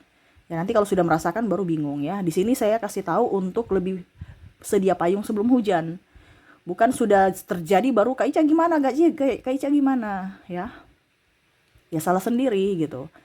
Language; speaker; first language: Indonesian; native; Indonesian